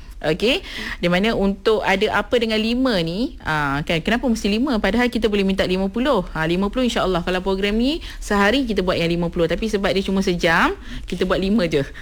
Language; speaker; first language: Malay; native; Malay